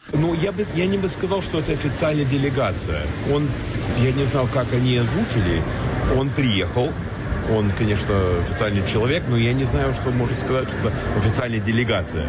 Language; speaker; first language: Russian; non-native, learner; English